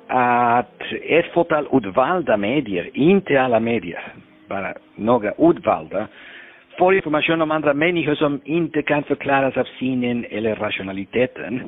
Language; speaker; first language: Swedish; non-native, fluent; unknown